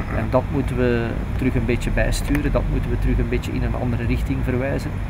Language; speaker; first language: Dutch; native; Dutch